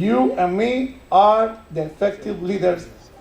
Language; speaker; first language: English; non-native, learner; Spanish